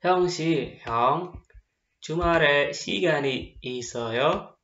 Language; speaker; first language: Korean; non-native, fluent; Indonesian